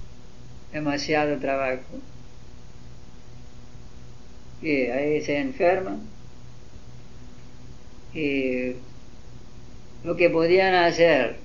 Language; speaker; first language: Spanish; non-native, learner; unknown